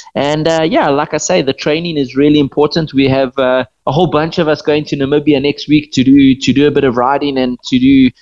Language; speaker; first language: English; native; English